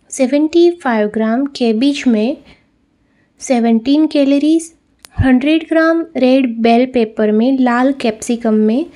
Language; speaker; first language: Hindi; non-native, local second language; Gujarati